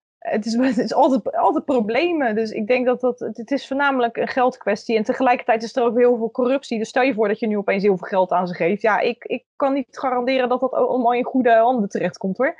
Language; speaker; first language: Dutch; native; Dutch